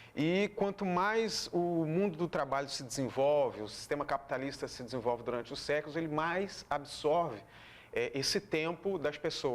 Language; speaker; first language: Portuguese; native; Portuguese